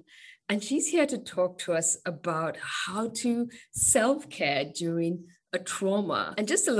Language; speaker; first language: English; native; English